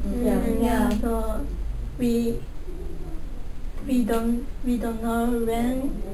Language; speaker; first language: English; non-native, local second language; Malay